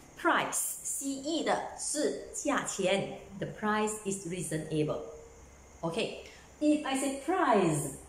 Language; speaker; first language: English; non-native, local second language; Chinese